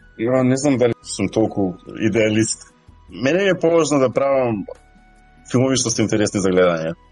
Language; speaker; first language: Macedonian; native; Macedonian